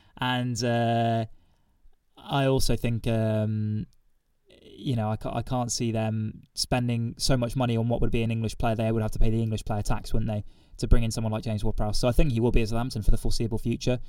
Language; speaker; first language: English; native; English